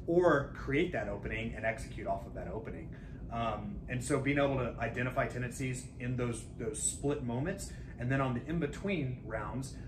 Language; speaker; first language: English; native; English